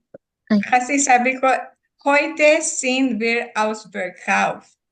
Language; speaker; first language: German; non-native, learner; Filipino